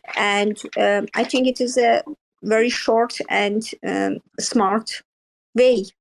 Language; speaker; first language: English; non-native, learner; Persian